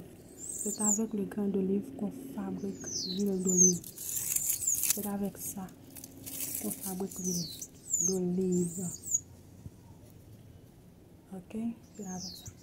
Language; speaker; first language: French; non-native, local second language; Haitian Creole